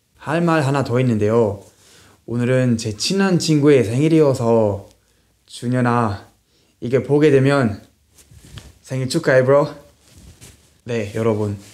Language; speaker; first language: Korean; non-native, fluent; English